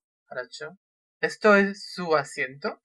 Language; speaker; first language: Spanish; non-native, fluent; Russian